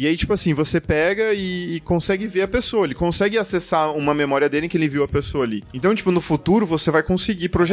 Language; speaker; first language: Portuguese; native; Portuguese